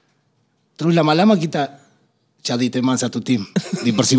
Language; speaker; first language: Indonesian; non-native, fluent; Spanish